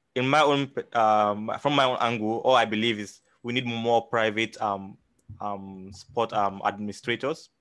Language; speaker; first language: English; non-native, local second language; Hausa